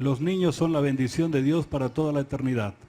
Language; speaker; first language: Spanish; native; Spanish